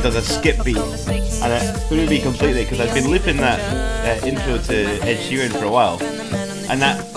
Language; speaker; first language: English; native; English